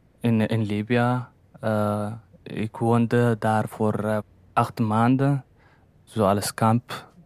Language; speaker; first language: Dutch; non-native, learner; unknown